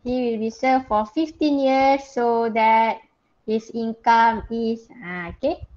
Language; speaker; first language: English; non-native, local second language; Malay